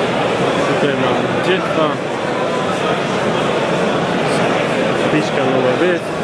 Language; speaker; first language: Polish; non-native, learner; Slovak